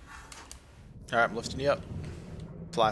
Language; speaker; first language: English; native; English